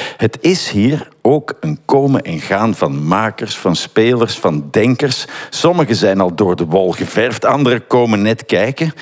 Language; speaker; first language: Dutch; native; Dutch